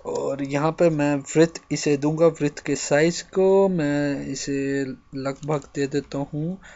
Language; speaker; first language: Hindi; native; Hindi